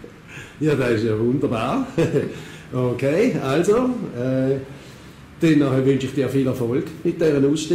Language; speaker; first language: German; native; German